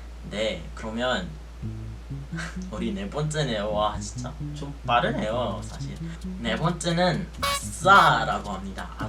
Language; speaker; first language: Korean; non-native, fluent; Filipino